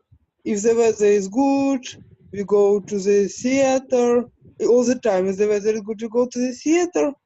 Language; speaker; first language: English; non-native, fluent; Ukrainian